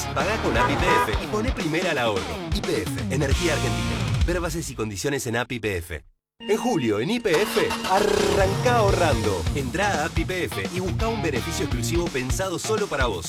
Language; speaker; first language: Spanish; native; Spanish